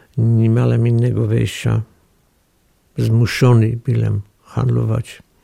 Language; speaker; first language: Polish; non-native, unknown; Armenian